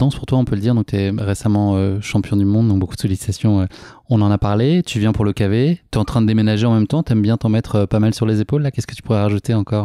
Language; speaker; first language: French; native; French